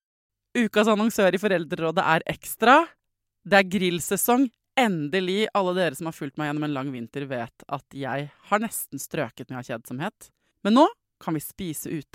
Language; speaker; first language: Norwegian; native; Norwegian